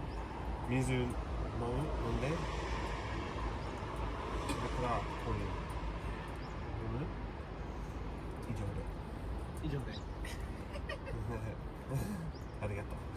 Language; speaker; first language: Japanese; non-native, learner; English